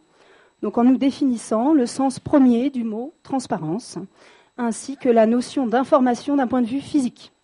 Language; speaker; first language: French; native; French